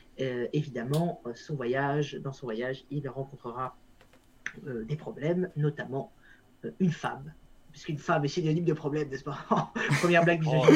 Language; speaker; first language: French; native; French